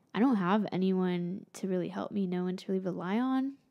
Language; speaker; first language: English; native; English